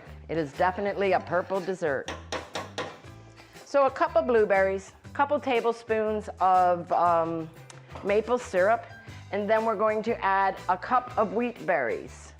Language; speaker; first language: English; native; English